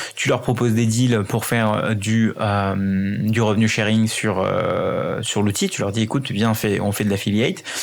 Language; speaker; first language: French; early bilingual, other home language; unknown